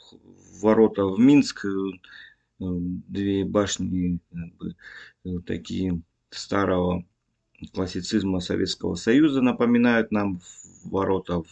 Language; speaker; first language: Russian; native; Russian